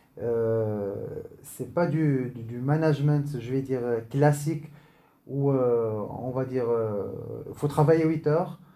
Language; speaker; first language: French; non-native, local second language; Arabic